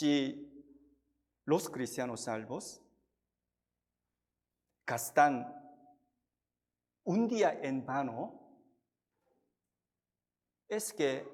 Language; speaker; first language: Spanish; non-native, fluent; Korean